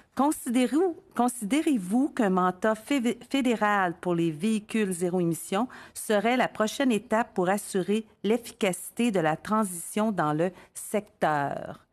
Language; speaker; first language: French; native; French